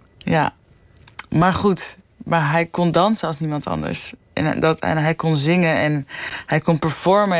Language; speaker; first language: Dutch; early bilingual, other home language; Persian